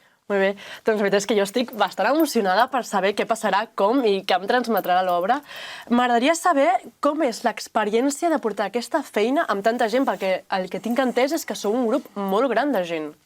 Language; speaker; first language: Catalan; native; Catalan